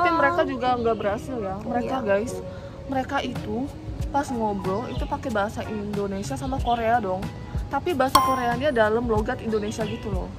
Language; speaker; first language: Indonesian; non-native, fluent; Korean